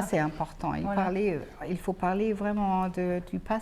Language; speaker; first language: French; non-native, fluent; German